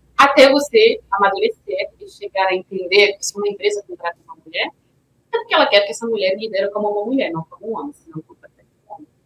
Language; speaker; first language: Portuguese; non-native, fluent; French